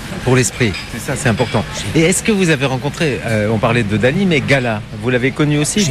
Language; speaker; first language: French; native; French